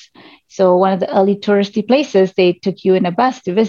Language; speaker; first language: English; non-native, local second language; Tamil